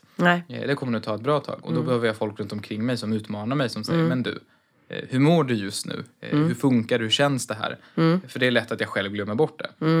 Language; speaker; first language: Swedish; native; Swedish